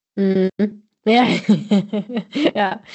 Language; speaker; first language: German; native; German